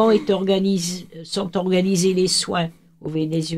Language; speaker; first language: French; native; French